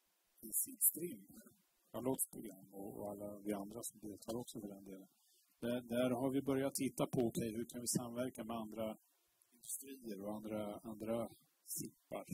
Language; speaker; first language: Swedish; native; Swedish